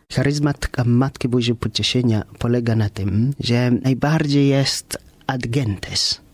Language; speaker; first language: Polish; non-native, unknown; Kikuyu